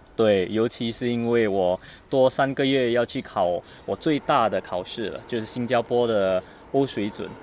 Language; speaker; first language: Chinese; non-native, learner; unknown